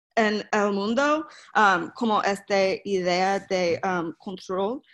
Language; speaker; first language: Spanish; non-native, learner; English